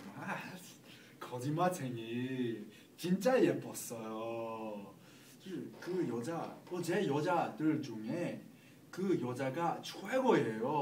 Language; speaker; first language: Korean; non-native, learner; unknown